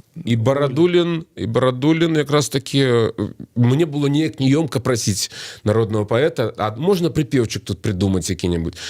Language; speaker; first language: Belarusian; native; Belarusian